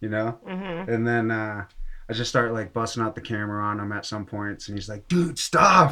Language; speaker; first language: English; native; English